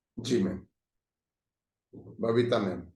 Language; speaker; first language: Hindi; native; Hindi